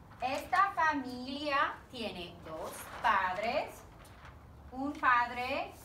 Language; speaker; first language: Spanish; non-native, fluent; English